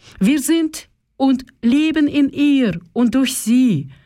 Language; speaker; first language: German; non-native, fluent; Russian